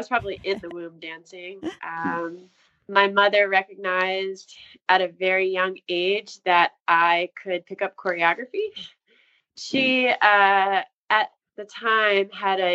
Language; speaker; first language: English; native; English